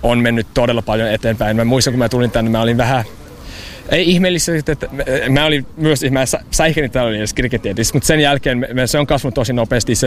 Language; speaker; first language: Finnish; non-native, fluent; English